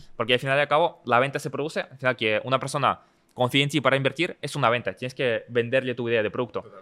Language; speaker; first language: Spanish; early bilingual, other home language; Russian